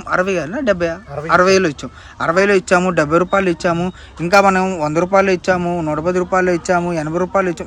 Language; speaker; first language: Telugu; native; Telugu